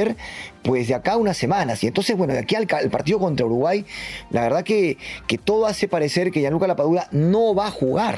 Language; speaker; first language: Spanish; native; Spanish